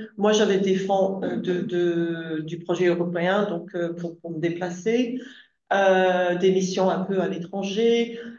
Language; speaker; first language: French; non-native, fluent; English